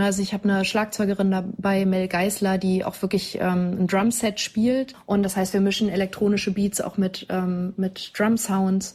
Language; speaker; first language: German; native; German